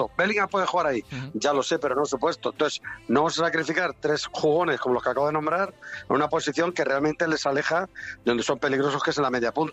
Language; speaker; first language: Spanish; native; Spanish